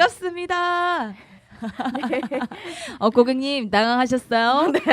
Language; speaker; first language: Korean; native; Korean